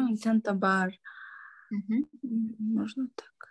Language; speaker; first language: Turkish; non-native, learner; Kyrgyz